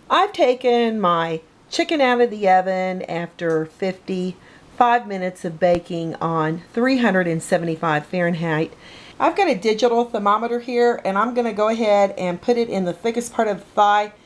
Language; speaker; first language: English; native; English